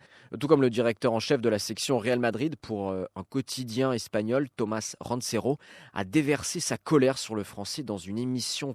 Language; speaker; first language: French; native; French